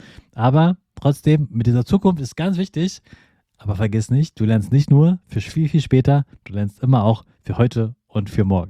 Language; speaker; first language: German; native; German